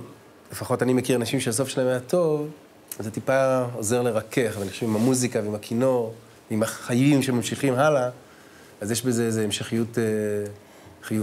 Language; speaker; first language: Hebrew; native; Hebrew